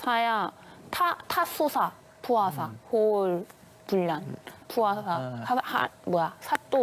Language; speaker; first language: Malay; non-native, learner; Korean